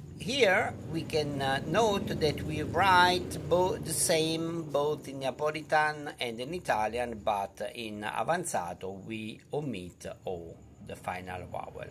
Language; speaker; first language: English; non-native, fluent; Italian